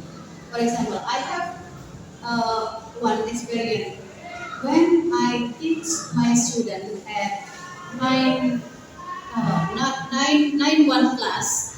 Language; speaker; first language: English; non-native, learner; Indonesian